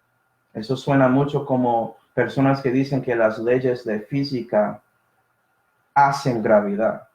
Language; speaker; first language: Spanish; early bilingual, heritage; Spanish